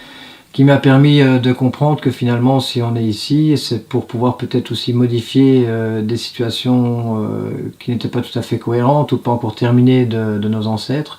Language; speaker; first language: French; native; French